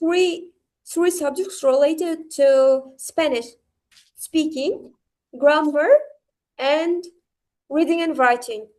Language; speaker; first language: English; non-native, learner; Uzbek